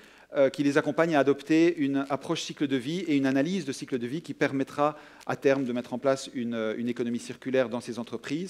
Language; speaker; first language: French; native; French